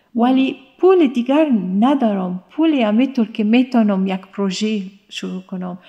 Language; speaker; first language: Persian; non-native, fluent; Arabic